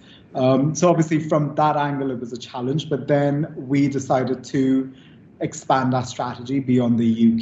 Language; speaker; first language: English; non-native, local second language; Hindi